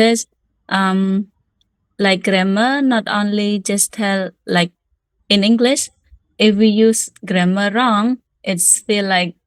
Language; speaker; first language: English; non-native, learner; Khmer